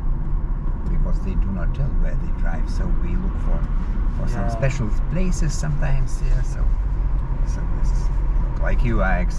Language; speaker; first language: English; non-native, learner; Lithuanian